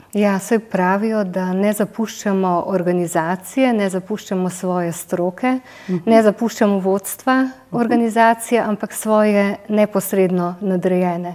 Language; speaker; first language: Slovenian; native; Slovenian